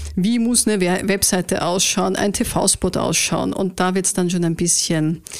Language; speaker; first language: German; native; German